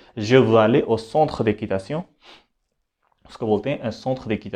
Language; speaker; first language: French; non-native, fluent; Hindi